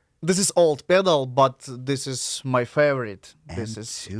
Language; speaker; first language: English; non-native, learner; Russian